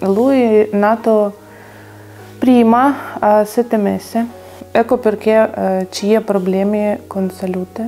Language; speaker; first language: Italian; non-native, learner; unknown